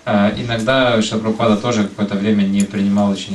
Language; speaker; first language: Russian; native; Russian